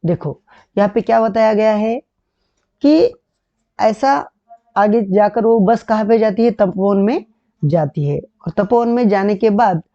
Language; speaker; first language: Hindi; non-native, local second language; Marathi